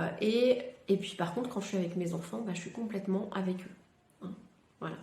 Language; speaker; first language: French; native; French